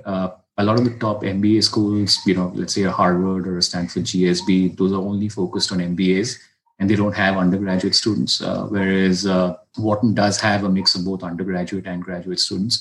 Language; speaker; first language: English; non-native, local second language; Hindi